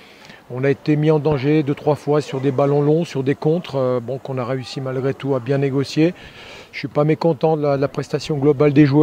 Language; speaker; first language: French; native; French